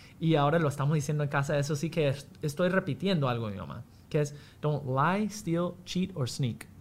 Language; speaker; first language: Spanish; non-native, fluent; English